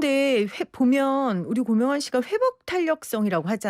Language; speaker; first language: Korean; native; Korean